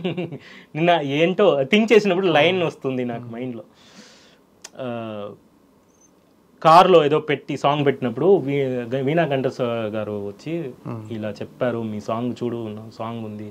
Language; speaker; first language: Telugu; non-native, fluent; Tamil